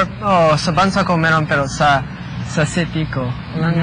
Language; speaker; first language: Filipino; early bilingual, heritage; Filipino